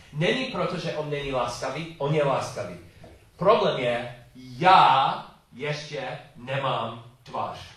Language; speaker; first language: Czech; non-native, learner; English